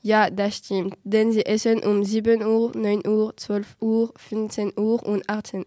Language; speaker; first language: German; non-native, learner; French